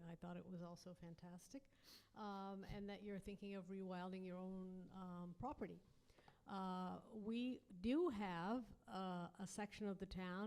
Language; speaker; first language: English; native; English